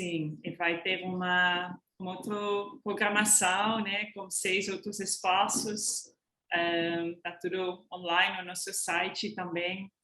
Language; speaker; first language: Portuguese; non-native, fluent; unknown